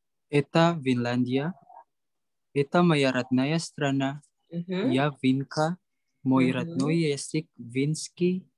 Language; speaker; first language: Russian; non-native, learner; Indonesian